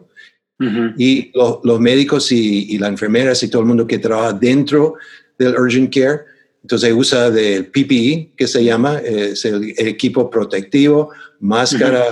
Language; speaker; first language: Spanish; non-native, fluent; English